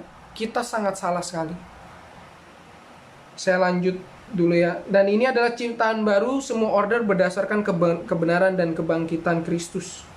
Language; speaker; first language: Indonesian; native; Indonesian